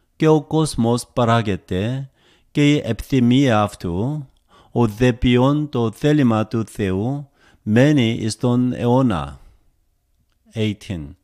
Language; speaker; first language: Greek; non-native, learner; Korean